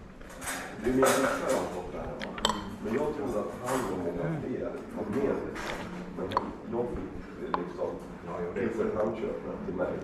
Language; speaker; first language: Swedish; native; Swedish